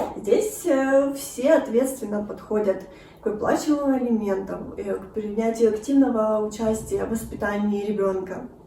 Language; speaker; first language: Russian; native; Russian